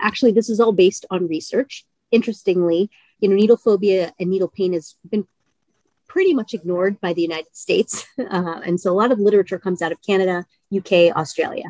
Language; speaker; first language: English; native; English